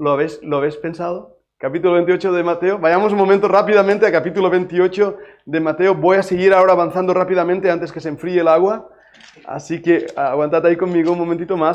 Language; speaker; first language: Spanish; native; Spanish